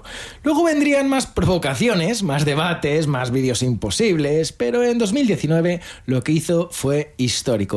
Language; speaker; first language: Spanish; native; Spanish